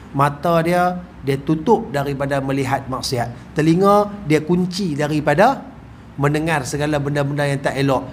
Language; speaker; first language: Malay; native; Malay